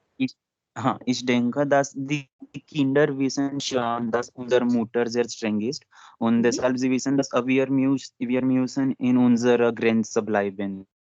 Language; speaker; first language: German; non-native, learner; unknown